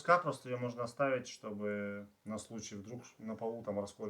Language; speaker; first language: Russian; native; Russian